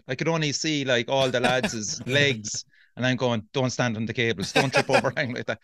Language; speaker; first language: English; native; English